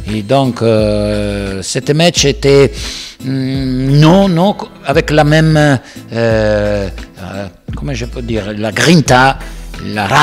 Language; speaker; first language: French; non-native, learner; Italian